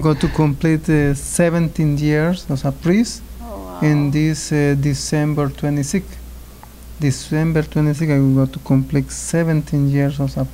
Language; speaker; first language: English; non-native, learner; Spanish